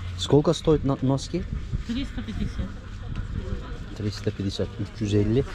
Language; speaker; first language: Russian; non-native, learner; Turkish